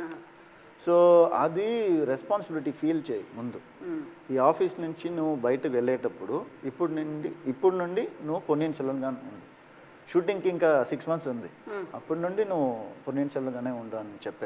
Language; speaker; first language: Telugu; early bilingual, heritage; Telugu